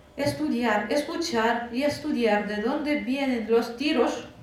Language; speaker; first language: Spanish; non-native, fluent; Russian